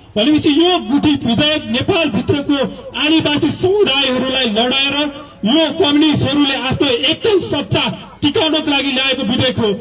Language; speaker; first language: Nepali; non-native, local second language; Newari